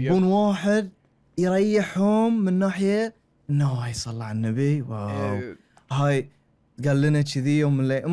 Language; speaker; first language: Arabic; native; Arabic